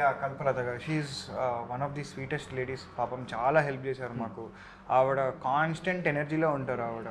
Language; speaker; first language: Telugu; native; Telugu